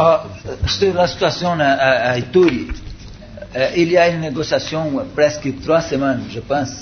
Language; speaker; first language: French; non-native, learner; Portuguese